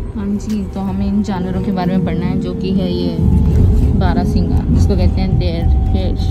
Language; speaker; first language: Hindi; native; Hindi